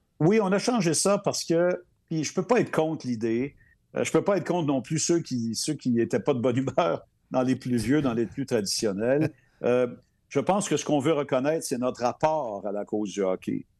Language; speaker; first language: French; native; French